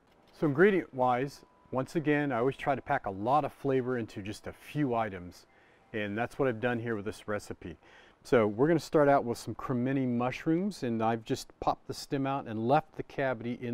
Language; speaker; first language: English; native; English